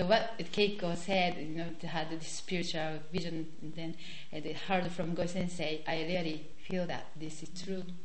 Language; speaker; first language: English; non-native, fluent; Japanese